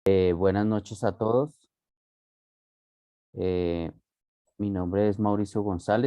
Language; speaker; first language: Spanish; native; Spanish